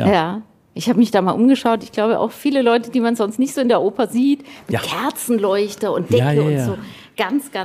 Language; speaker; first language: German; native; German